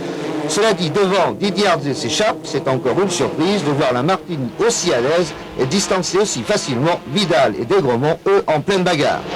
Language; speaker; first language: French; native; French